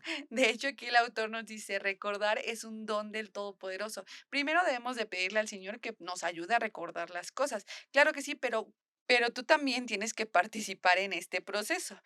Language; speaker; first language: Spanish; native; Spanish